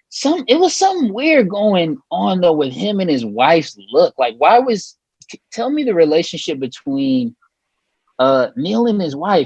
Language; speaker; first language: English; native; English